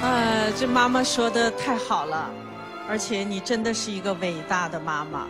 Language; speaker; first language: Chinese; native; Chinese